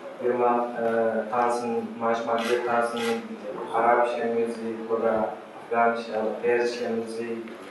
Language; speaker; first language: German; non-native, learner; Arabic